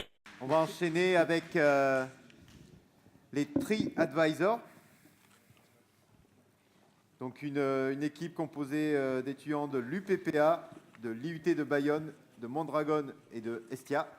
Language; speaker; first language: French; native; French